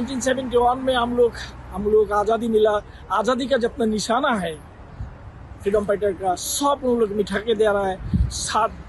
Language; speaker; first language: Hindi; non-native, learner; Bangla